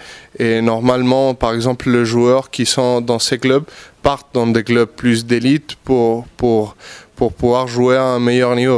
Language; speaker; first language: French; non-native, fluent; Spanish